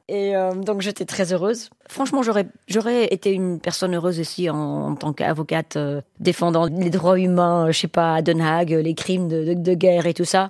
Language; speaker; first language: French; non-native, local second language; Dutch